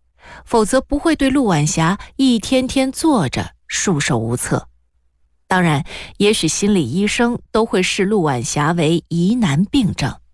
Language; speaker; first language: Chinese; native; Chinese